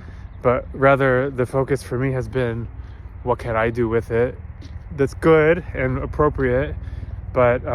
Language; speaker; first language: English; native; English